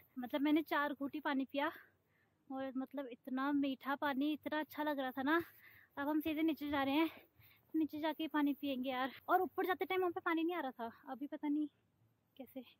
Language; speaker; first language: Hindi; native; Hindi